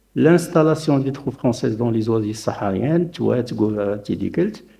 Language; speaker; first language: French; non-native, local second language; Arabic